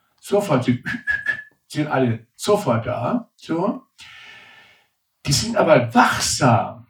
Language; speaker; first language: German; native; German